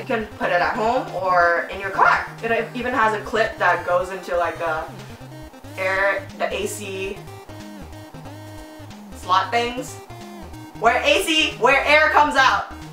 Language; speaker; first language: English; non-native, local second language; Chinese